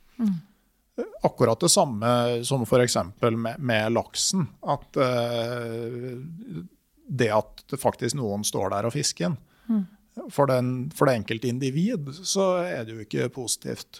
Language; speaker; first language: Norwegian; native; Norwegian